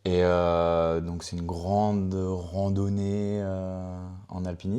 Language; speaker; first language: French; native; French